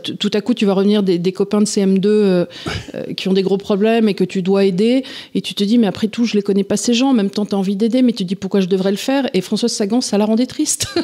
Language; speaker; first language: French; native; French